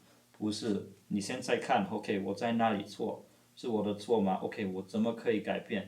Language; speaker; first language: Chinese; non-native, fluent; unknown